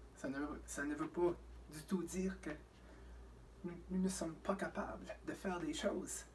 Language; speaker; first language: French; native; French